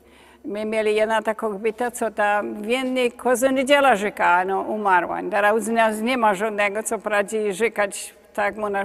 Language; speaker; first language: Polish; early bilingual, heritage; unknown